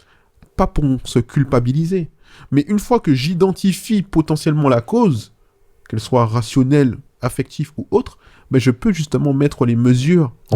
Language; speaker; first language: French; native; French